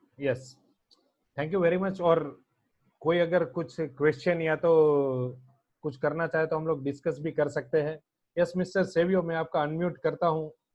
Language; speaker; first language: Hindi; non-native, local second language; Gujarati